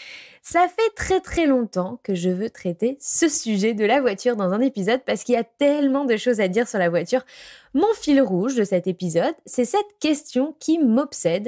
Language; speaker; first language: French; native; French